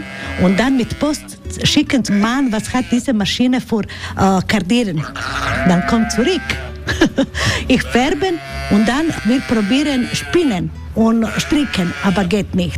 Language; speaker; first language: German; non-native, learner; Croatian